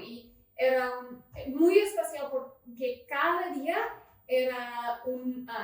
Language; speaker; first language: Spanish; non-native, fluent; English